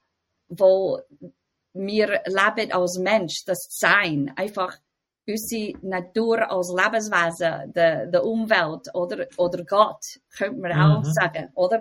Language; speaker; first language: German; non-native, fluent; English